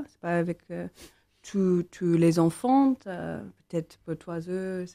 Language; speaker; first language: French; non-native, learner; English